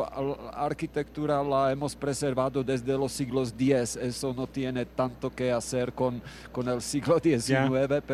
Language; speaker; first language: Spanish; non-native, fluent; Czech